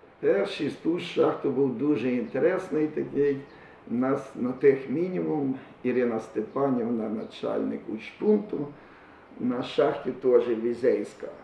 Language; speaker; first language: Ukrainian; native; Ukrainian